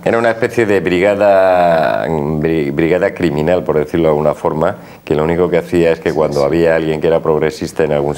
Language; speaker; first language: Spanish; native; Spanish